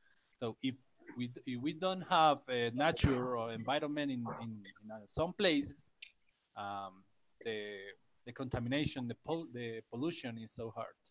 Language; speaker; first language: English; non-native, learner; Spanish